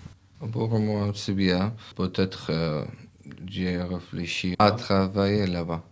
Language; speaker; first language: French; non-native, learner; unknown